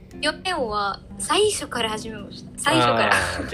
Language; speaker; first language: Japanese; non-native, learner; Arabic